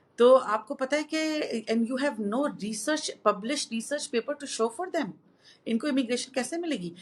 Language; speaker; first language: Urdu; native; Urdu